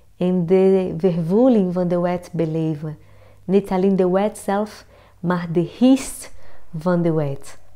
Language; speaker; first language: Dutch; non-native, fluent; Portuguese